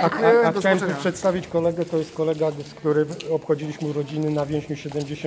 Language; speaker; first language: Polish; native; Polish